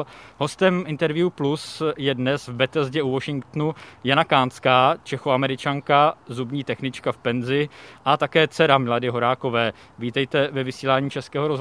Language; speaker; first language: Czech; native; Czech